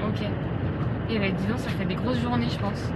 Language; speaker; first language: French; native; French